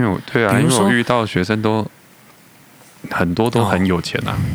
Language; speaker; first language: Chinese; native; Chinese